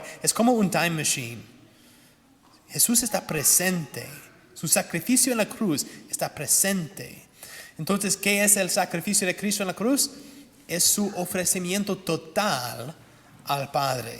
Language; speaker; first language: Spanish; non-native, fluent; English